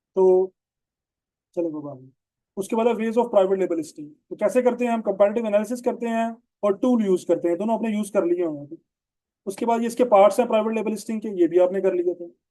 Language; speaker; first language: Urdu; non-native, local second language; Punjabi